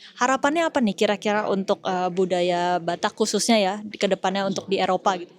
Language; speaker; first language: Indonesian; native; Indonesian